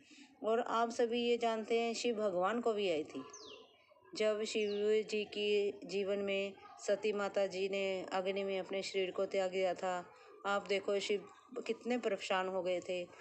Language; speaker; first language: Hindi; native; Hindi